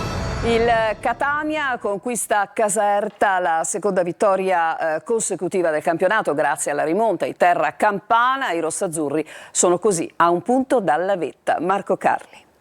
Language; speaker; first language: Italian; native; Italian